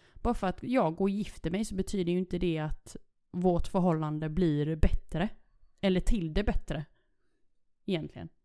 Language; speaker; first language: Swedish; early bilingual, other home language; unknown